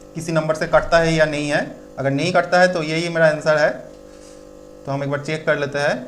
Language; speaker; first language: Hindi; non-native, local second language; Bangla